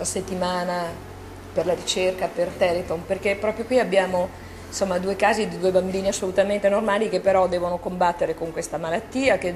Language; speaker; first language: Italian; native; Italian